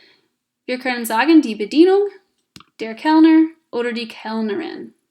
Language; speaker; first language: German; non-native, fluent; English